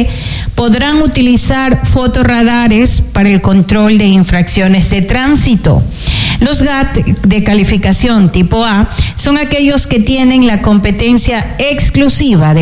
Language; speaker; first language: Spanish; native; Spanish